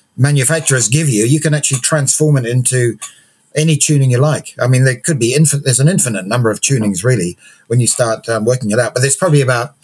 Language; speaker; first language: English; native; English